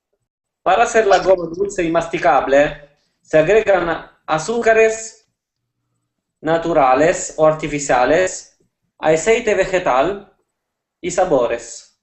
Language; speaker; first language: Spanish; non-native, learner; Italian